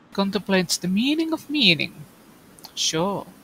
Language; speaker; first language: English; non-native, fluent; Finnish